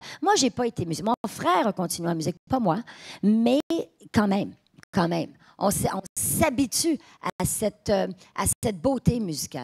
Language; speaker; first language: French; native; French